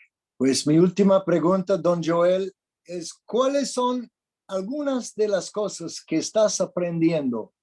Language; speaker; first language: Spanish; non-native, fluent; English